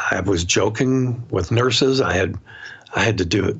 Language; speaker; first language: English; native; English